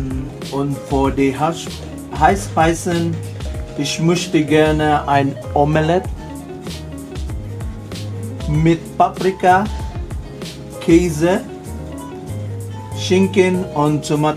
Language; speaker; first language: German; non-native, learner; Filipino